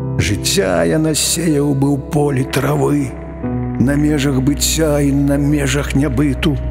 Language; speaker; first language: Belarusian; native; Belarusian